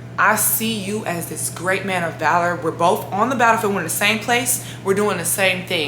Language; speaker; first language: English; native; English